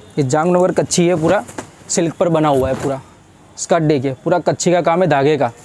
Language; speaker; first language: Hindi; non-native, local second language; Gujarati